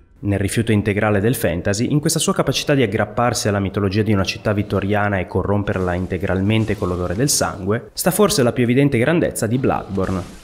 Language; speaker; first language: Italian; native; Italian